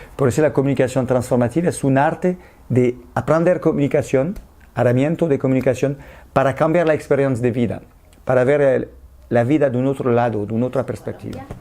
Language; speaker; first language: Spanish; non-native, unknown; French